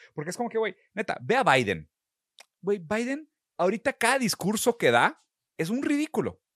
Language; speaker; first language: Spanish; early bilingual, other home language; Portuguese